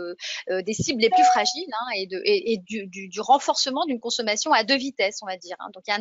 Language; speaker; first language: French; native; French